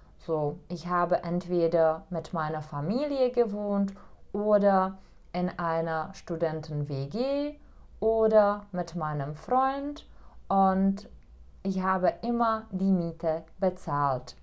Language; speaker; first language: German; non-native, fluent; Czech